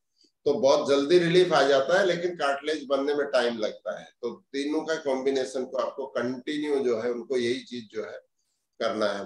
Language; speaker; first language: Hindi; native; Hindi